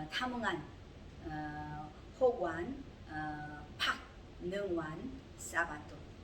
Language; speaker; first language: Thai; non-native, learner; Korean